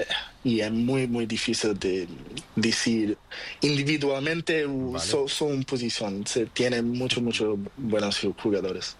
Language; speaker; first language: Spanish; non-native, learner; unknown